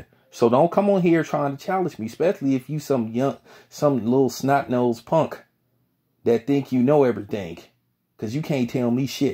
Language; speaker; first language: English; native; English